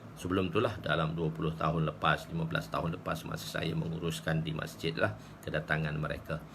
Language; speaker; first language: Malay; native; Malay